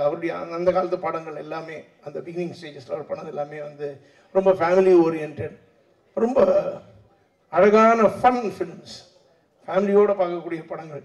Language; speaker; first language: Tamil; native; Tamil